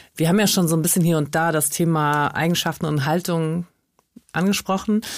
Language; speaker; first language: German; native; German